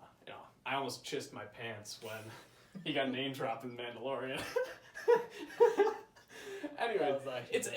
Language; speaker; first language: English; native; English